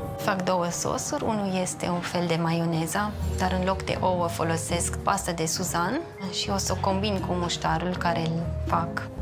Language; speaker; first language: Romanian; non-native, fluent; German